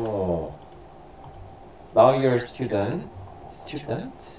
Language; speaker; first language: English; non-native, learner; Korean